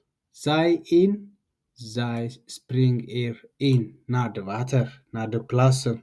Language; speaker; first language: Dutch; non-native, learner; Tigrinya